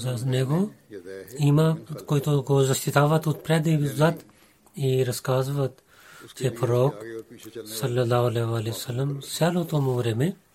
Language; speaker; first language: Bulgarian; non-native, learner; Urdu